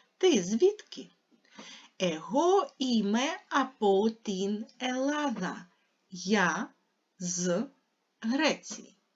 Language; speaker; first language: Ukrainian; native; Ukrainian